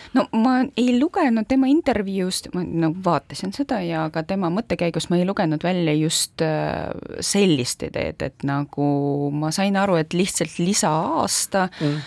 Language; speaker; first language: Estonian; non-native, local second language; Russian